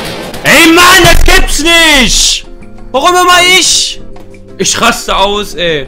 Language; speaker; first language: German; native; German